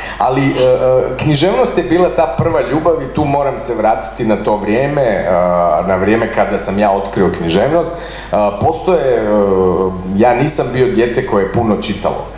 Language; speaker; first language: Croatian; native; Croatian